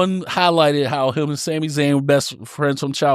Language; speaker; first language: English; native; English